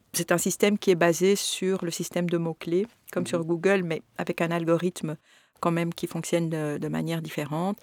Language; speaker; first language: French; native; French